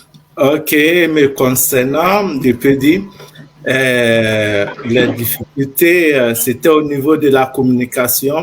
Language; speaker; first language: French; non-native, fluent; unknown